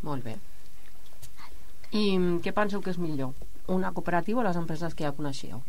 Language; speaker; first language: Catalan; native; Catalan